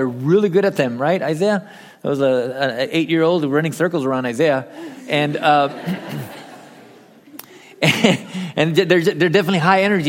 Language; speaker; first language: English; early bilingual, other home language; Spanish